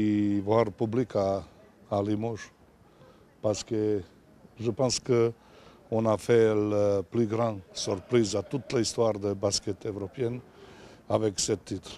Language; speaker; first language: French; non-native, fluent; Serbian